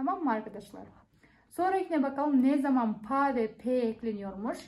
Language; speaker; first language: Turkish; non-native, fluent; Kazakh